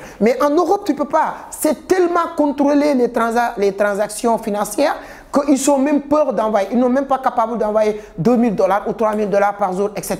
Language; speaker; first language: French; non-native, local second language; Wolof